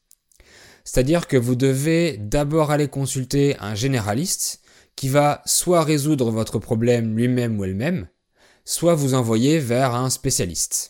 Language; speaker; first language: French; native; French